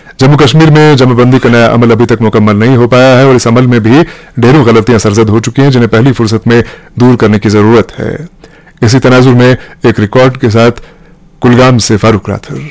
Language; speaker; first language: Urdu; non-native, local second language; Kashmiri